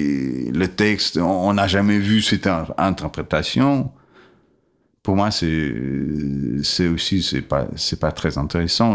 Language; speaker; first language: French; non-native, fluent; Russian